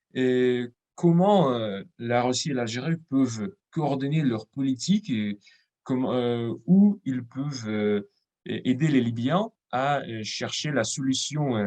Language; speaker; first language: French; non-native, fluent; Russian